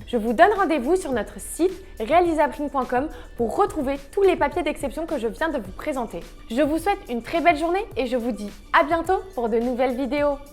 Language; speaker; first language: French; native; French